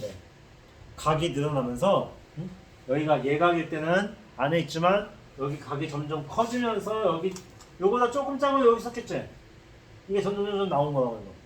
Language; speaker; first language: Korean; native; Korean